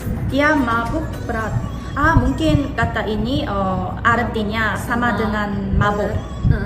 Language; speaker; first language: Indonesian; non-native, fluent; Korean